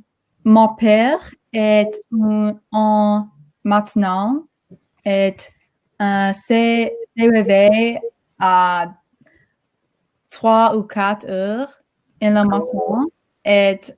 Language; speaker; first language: French; non-native, learner; English